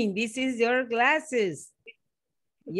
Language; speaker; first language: English; non-native, learner; Spanish